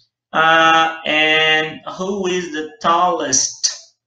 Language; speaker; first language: English; non-native, fluent; Portuguese